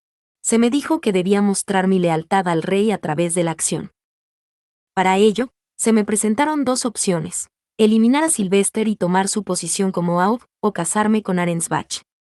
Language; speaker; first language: Spanish; native; Spanish